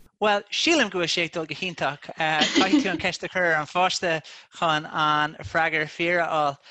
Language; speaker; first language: Irish; non-native, local second language; English